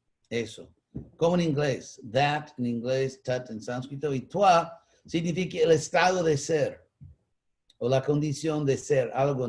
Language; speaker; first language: Spanish; non-native, fluent; English